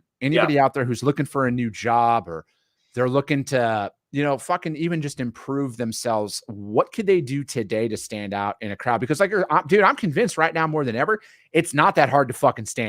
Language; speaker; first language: English; native; English